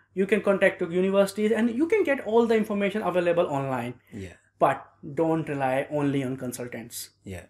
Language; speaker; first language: English; non-native, local second language; Nepali